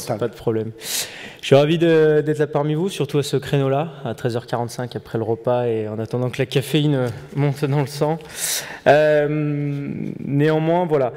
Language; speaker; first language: French; native; French